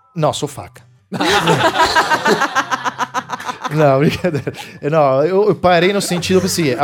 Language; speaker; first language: Portuguese; non-native, fluent; Italian